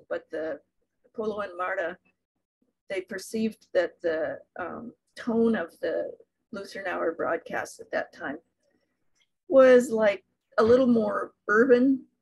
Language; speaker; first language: English; native; English